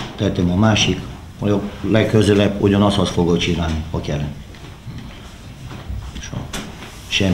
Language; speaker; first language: Hungarian; non-native, learner; Romanian